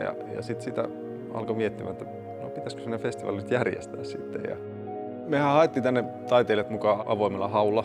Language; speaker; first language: Finnish; native; Finnish